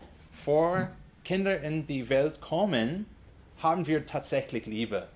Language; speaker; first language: German; non-native, fluent; English